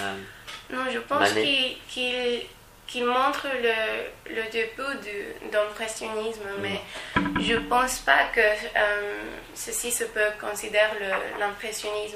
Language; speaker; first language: French; non-native, learner; Spanish